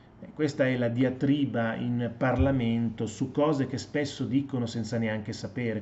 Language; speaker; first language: Italian; native; Italian